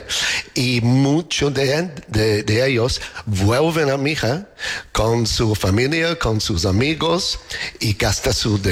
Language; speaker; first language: Spanish; non-native, learner; English